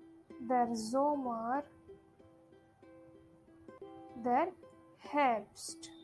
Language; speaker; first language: German; non-native, fluent; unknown